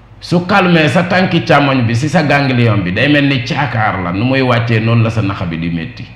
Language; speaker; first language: Wolof; non-native, local second language; Jola-Fonyi